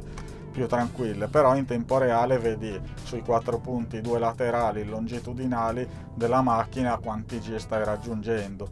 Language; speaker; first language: Italian; native; Italian